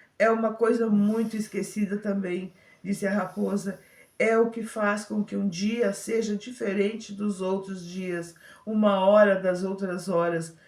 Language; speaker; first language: Portuguese; native; Portuguese